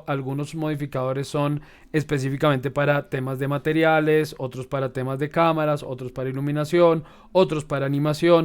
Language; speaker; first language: Spanish; native; Spanish